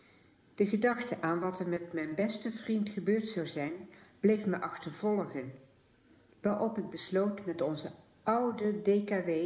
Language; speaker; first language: Dutch; native; Dutch